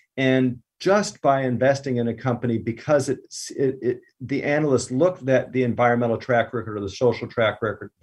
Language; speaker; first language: English; native; English